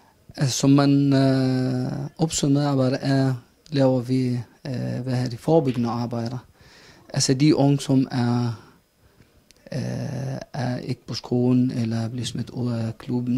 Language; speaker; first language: Danish; non-native, fluent; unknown